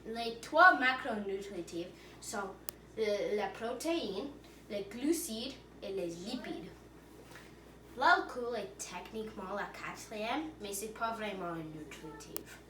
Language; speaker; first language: French; non-native, learner; English